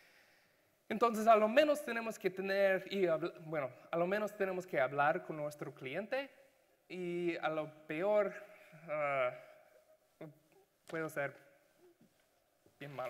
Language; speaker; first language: Spanish; non-native, learner; English